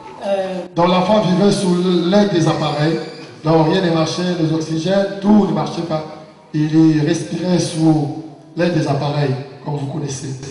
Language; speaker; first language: French; non-native, local second language; Lingala